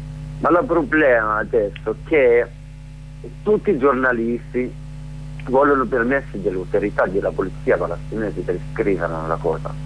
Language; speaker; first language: Italian; non-native, learner; Arabic